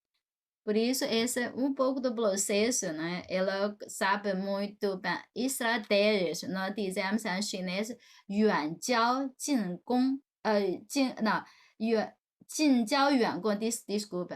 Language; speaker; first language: Portuguese; non-native, fluent; Chinese